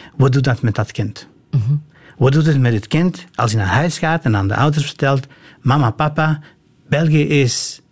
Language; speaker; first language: Dutch; non-native, fluent; Albanian